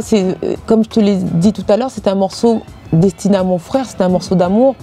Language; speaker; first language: French; native; French